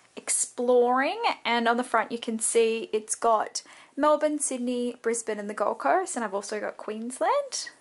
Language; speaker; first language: English; native; English